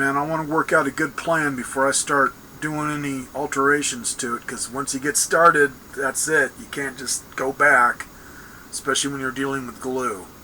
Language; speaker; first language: English; native; English